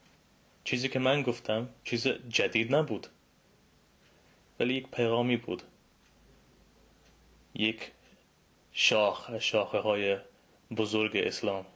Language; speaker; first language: Persian; non-native, fluent; English